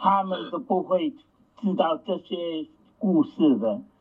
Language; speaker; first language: Chinese; native; Chinese